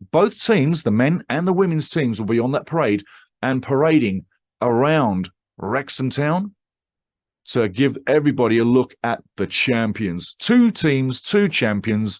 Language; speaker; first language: English; native; English